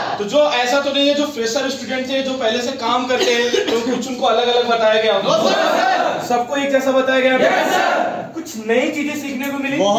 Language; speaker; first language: Hindi; native; Hindi